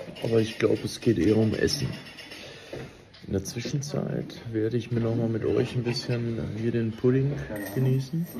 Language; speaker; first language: German; native; German